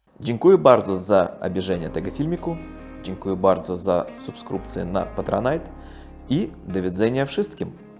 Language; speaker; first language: Polish; non-native, learner; Russian